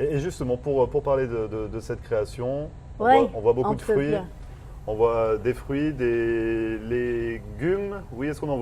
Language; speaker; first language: French; native; French